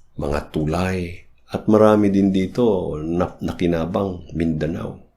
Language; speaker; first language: Filipino; native; Filipino